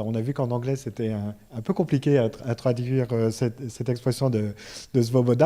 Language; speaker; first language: French; native; French